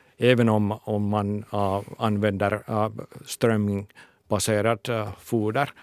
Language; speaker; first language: Swedish; non-native, local second language; Finnish